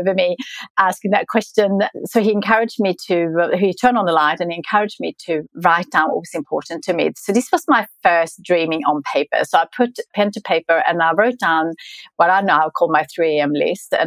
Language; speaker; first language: English; non-native, fluent; Swedish